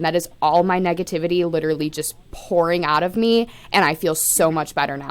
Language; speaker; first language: English; native; English